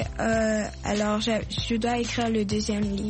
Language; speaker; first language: French; early bilingual, heritage; French